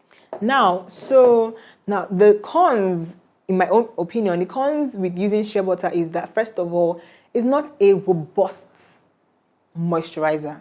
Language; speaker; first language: English; non-native, local second language; Igbo